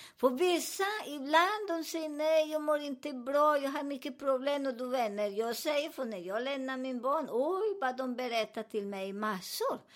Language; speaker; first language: Swedish; non-native, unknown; Spanish